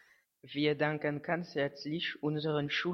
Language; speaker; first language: German; non-native, learner; French